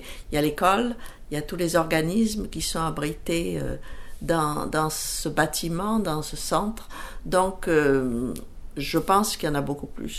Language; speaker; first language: French; native; French